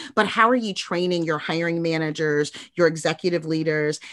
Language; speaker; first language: English; native; English